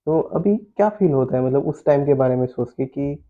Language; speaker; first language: Hindi; non-native, local second language; Assamese